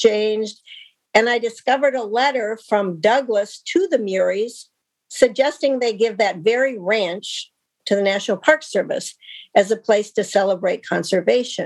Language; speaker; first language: English; native; English